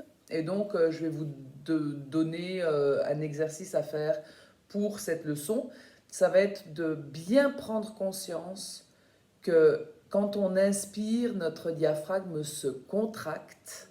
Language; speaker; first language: French; native; French